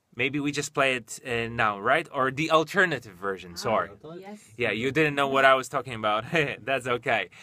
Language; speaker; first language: English; non-native, fluent; Polish